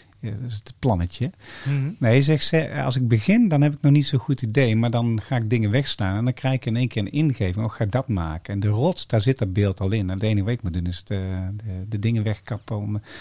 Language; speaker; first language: Dutch; native; Dutch